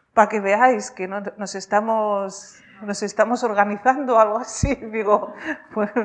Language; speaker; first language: Spanish; native; Spanish